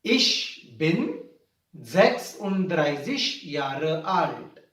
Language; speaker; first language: German; non-native, fluent; Marathi